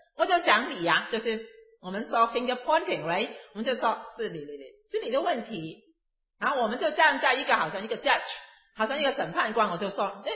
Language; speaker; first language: Chinese; non-native, local second language; Cantonese